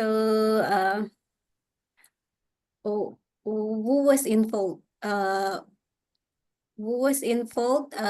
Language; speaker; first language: English; non-native, learner; Indonesian